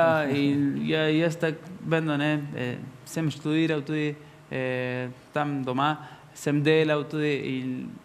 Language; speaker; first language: Slovenian; non-native, learner; Spanish